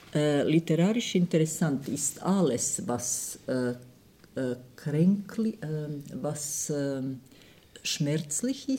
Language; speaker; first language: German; non-native, fluent; Croatian